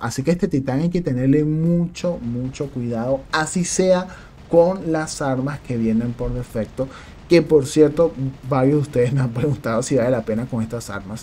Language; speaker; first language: Spanish; native; Spanish